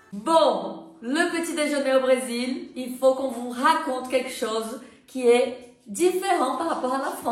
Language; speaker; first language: French; non-native, fluent; Portuguese